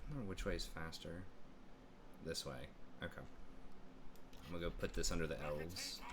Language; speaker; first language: English; native; English